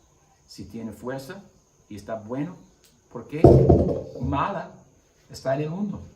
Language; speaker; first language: Spanish; non-native, learner; English